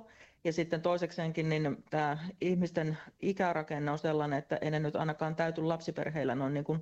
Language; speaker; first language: Finnish; native; Finnish